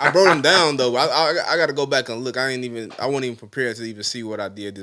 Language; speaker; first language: English; native; English